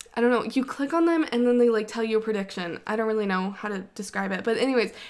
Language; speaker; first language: English; native; English